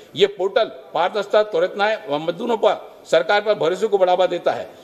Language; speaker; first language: Hindi; native; Hindi